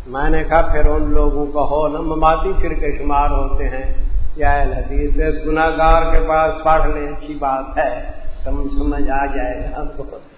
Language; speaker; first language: Urdu; non-native, local second language; Saraiki